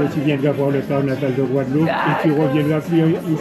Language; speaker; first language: French; native; French